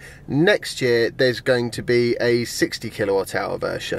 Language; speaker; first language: English; native; English